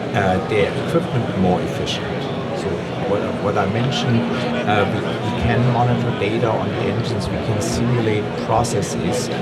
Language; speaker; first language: English; non-native, fluent; German